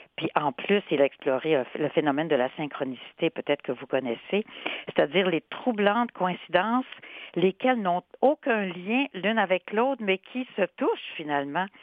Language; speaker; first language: French; native; French